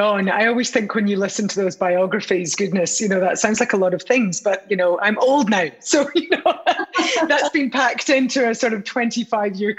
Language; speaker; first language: English; native; English